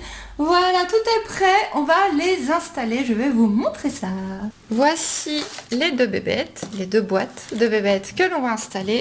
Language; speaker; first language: French; native; French